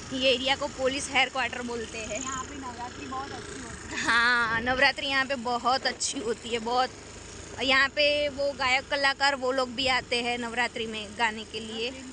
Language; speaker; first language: Hindi; non-native, local second language; Gujarati